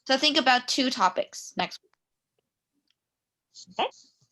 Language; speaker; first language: English; non-native, fluent; Chinese